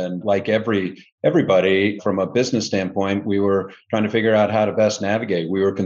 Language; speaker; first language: English; native; English